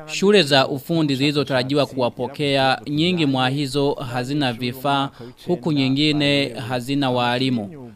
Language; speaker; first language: Swahili; non-native, local second language; Rundi